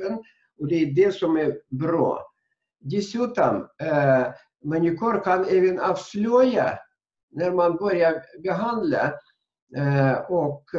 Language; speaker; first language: Swedish; non-native, fluent; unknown